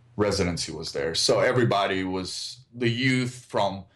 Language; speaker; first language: English; early bilingual, other home language; Russian